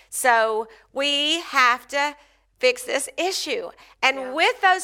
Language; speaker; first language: English; native; English